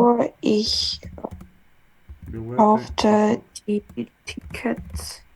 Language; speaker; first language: German; non-native, learner; Ukrainian